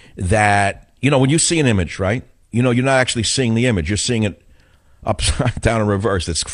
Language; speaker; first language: English; native; English